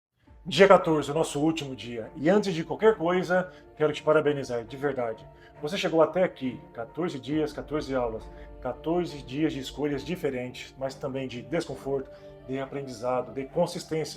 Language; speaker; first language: Portuguese; native; Portuguese